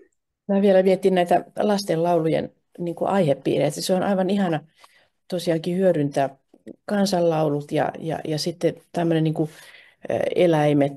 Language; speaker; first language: Finnish; native; Finnish